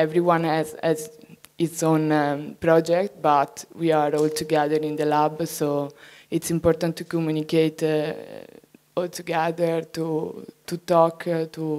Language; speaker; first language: English; non-native, fluent; Italian